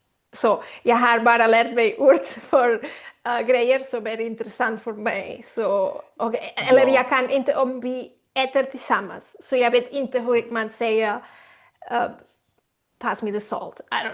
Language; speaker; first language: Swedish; non-native, learner; Spanish